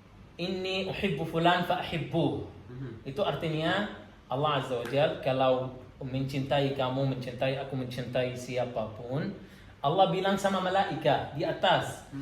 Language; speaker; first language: Indonesian; non-native, learner; Arabic